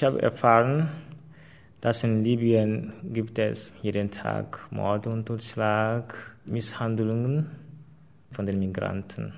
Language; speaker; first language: German; non-native, fluent; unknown